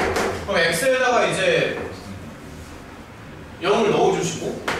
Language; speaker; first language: Korean; native; Korean